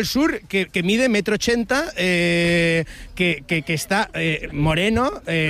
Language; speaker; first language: Spanish; native; Spanish